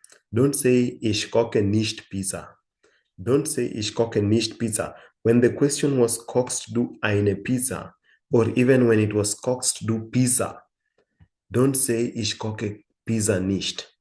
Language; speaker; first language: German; non-native, fluent; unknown